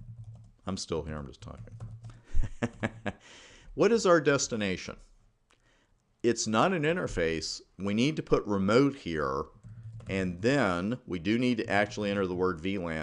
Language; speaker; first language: English; native; English